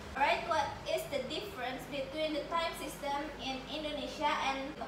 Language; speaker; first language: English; non-native, learner; Indonesian